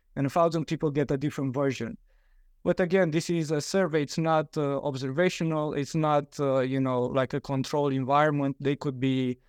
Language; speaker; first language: English; non-native, fluent; Romanian